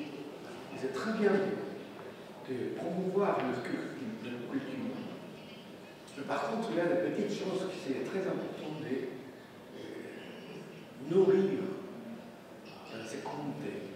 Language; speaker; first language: French; non-native, fluent; Spanish